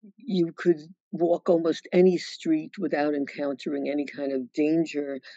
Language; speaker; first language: English; native; English